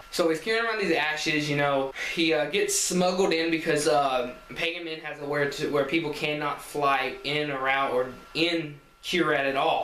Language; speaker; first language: English; native; English